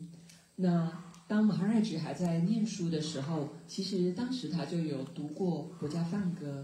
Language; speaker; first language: Chinese; native; Chinese